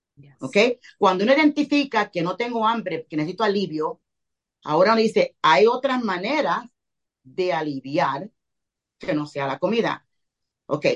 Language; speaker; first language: Spanish; early bilingual, heritage; Spanish